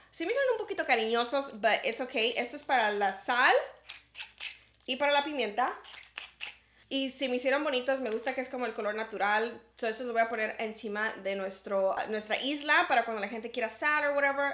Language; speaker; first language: Spanish; early bilingual, heritage; Spanish